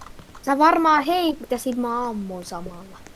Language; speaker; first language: Finnish; native; Finnish